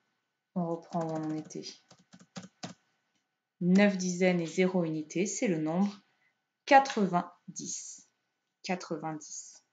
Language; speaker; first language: French; native; French